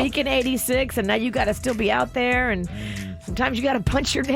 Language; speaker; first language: English; native; English